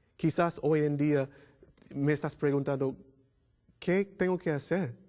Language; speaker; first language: Spanish; non-native, fluent; English